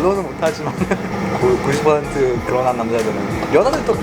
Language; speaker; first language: Korean; early bilingual, heritage; Korean